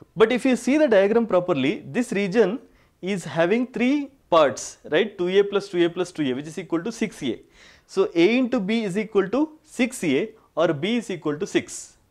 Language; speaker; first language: English; non-native, local second language; Kannada